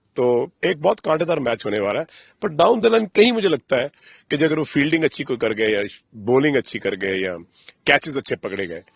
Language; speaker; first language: Hindi; non-native, local second language; Punjabi